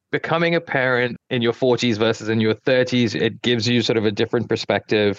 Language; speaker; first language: English; non-native, local second language; Yoruba